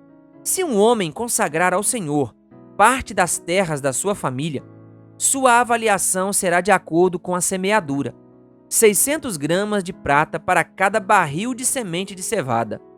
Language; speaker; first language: Portuguese; native; Portuguese